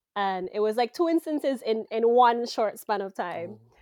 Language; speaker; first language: English; native; English